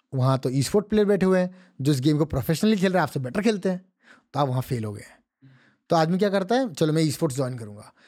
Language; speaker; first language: Hindi; non-native, local second language; Odia